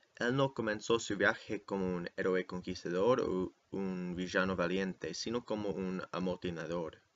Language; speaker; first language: Spanish; non-native, learner; English